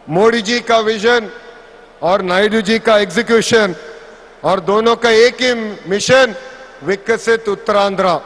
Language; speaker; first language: Hindi; non-native, local second language; Telugu